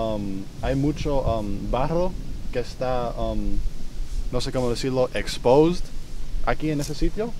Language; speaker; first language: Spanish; non-native, fluent; English